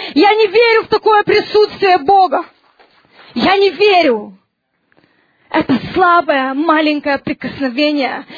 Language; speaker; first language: Russian; early bilingual, heritage; Russian